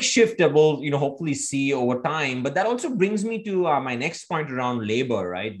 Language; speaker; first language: English; non-native, local second language; Hindi